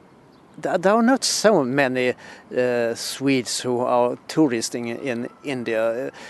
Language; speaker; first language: English; non-native, fluent; Swedish